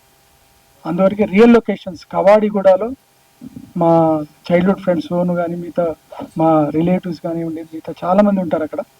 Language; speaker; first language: Telugu; native; Telugu